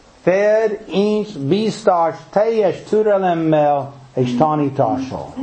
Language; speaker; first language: Hungarian; non-native, fluent; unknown